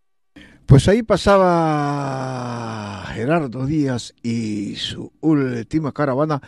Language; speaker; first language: Spanish; native; Spanish